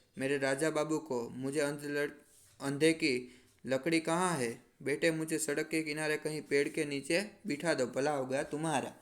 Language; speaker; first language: Hindi; non-native, local second language; Gujarati